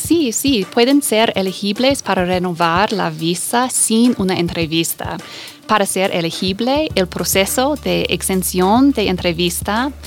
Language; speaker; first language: Spanish; non-native, fluent; English